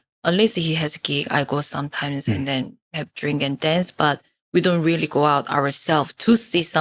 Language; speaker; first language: English; non-native, fluent; Korean